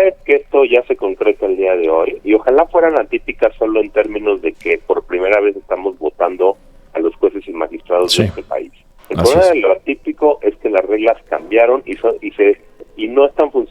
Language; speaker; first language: Spanish; native; Spanish